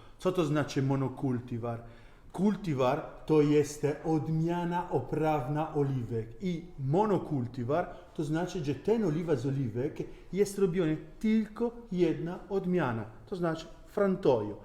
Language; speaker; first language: Polish; non-native, learner; Italian